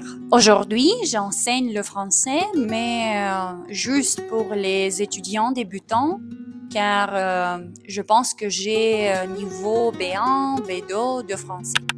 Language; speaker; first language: French; non-native, fluent; Russian